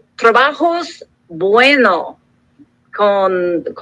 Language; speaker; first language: Spanish; non-native, learner; English